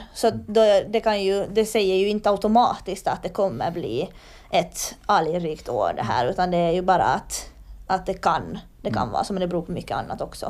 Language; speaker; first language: Swedish; native; Swedish